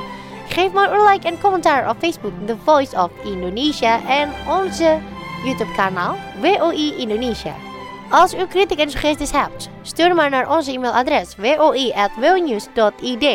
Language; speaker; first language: Dutch; non-native, learner; Indonesian